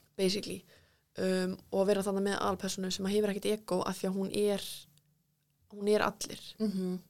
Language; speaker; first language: Icelandic; native; Icelandic